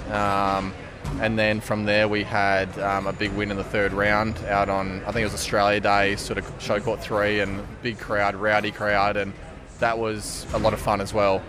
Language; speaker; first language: English; native; English